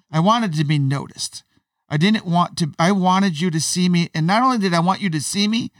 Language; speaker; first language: English; native; English